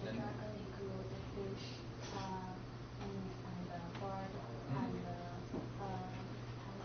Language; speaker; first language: English; non-native, learner; Chinese